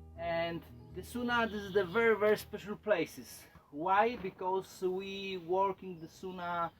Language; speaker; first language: English; non-native, learner; Polish